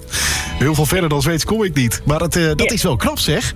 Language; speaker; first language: Dutch; native; Dutch